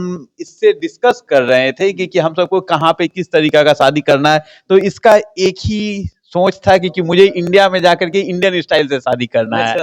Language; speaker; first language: Hindi; native; Hindi